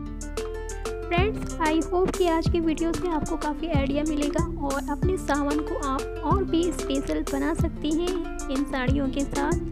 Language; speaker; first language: Hindi; native; Hindi